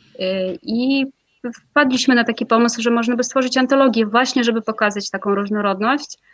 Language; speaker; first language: Polish; non-native, fluent; Russian